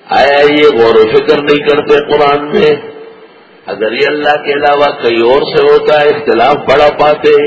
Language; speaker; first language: Urdu; non-native, local second language; Pashto